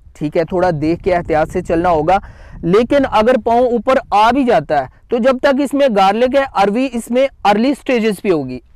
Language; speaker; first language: Urdu; native; Urdu